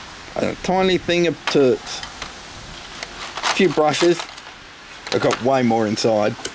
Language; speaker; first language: English; native; English